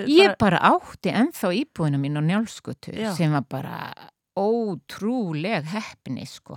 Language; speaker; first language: Icelandic; native; Icelandic